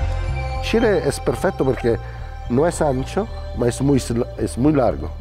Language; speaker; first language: Spanish; non-native, learner; Italian